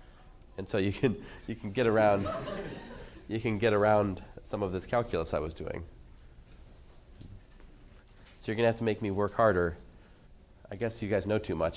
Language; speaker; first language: English; native; English